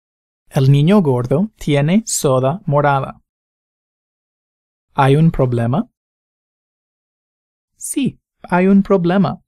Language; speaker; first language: Spanish; non-native, fluent; English